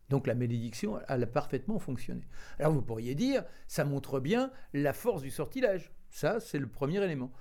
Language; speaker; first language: French; native; French